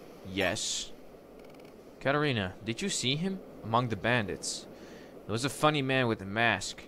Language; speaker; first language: English; non-native, fluent; Dutch